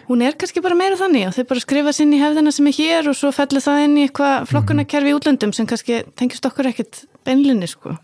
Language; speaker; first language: Icelandic; native; Icelandic